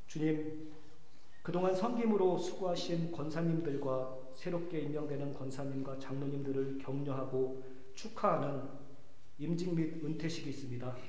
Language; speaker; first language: Korean; native; Korean